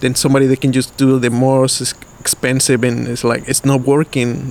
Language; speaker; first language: English; non-native, fluent; Spanish